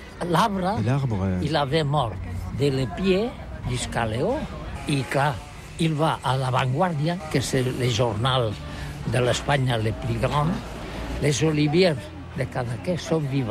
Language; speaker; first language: French; non-native, learner; Catalan